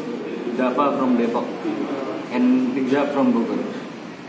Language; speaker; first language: English; non-native, learner; Indonesian